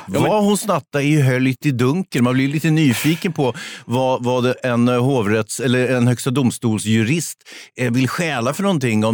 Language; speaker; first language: Swedish; native; Swedish